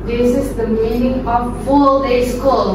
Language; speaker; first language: English; non-native, learner; Indonesian